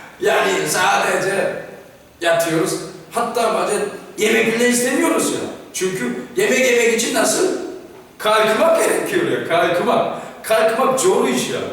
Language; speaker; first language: Turkish; non-native, fluent; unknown